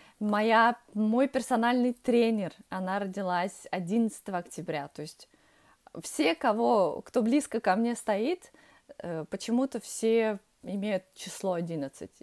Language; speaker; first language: Russian; early bilingual, heritage; Russian